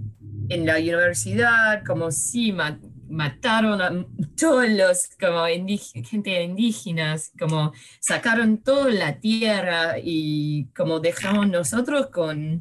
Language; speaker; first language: Spanish; early bilingual, heritage; English